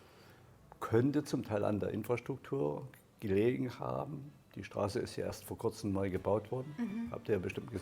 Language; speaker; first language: German; native; German